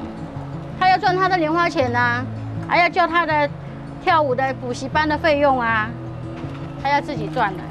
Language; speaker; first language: Chinese; native; Chinese